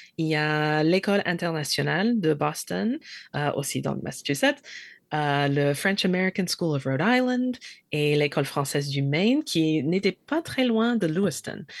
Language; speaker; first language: French; non-native, fluent; English